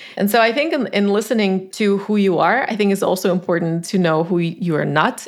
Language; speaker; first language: English; non-native, fluent; Tajik